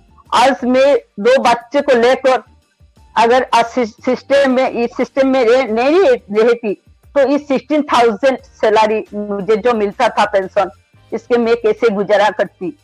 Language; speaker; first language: Hindi; non-native, local second language; Bangla